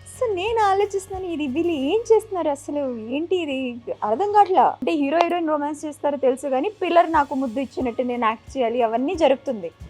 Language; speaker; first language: Telugu; non-native, fluent; Marathi